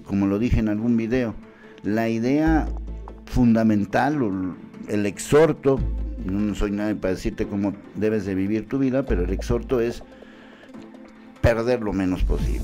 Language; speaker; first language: Spanish; native; Spanish